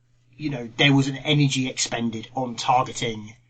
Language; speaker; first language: English; native; English